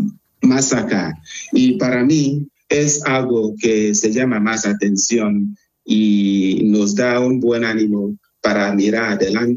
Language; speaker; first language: Spanish; non-native, fluent; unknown